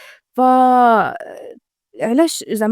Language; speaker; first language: Arabic; native; Arabic